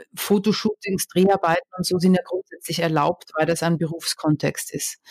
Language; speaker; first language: German; native; German